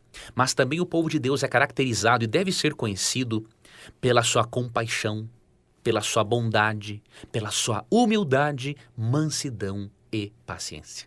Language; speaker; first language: Portuguese; native; Portuguese